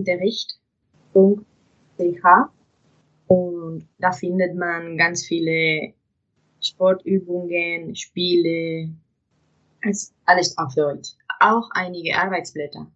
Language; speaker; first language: German; non-native, fluent; Spanish